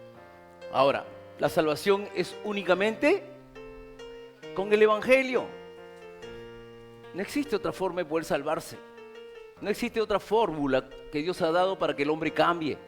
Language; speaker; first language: Spanish; native; Spanish